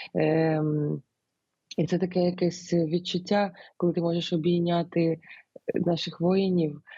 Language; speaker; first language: Ukrainian; non-native, local second language; Russian